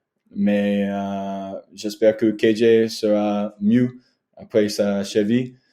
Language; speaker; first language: French; non-native, learner; English